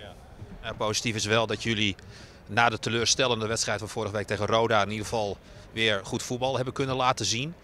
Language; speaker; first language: Dutch; native; Dutch